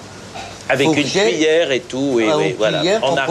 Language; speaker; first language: French; native; French